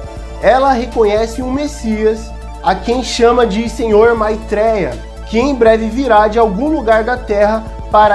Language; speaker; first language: Portuguese; native; Portuguese